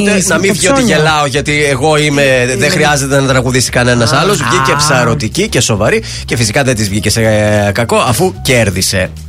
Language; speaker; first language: Greek; native; Greek